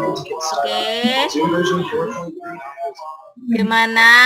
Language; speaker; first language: Indonesian; native; Indonesian